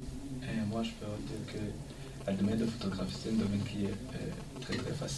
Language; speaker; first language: French; non-native, learner; Rundi